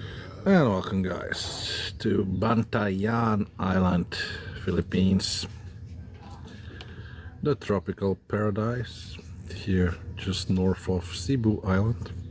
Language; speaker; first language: English; non-native, fluent; Slovenian